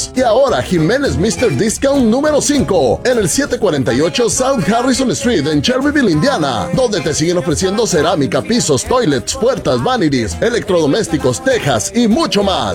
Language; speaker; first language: Spanish; native; Spanish